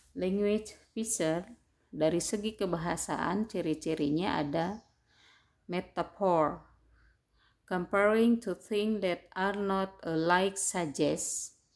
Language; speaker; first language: English; non-native, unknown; Indonesian